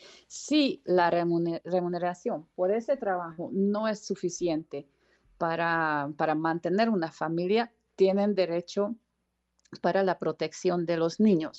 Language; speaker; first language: Spanish; non-native, fluent; Hungarian